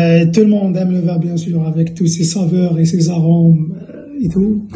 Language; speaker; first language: French; non-native, local second language; Arabic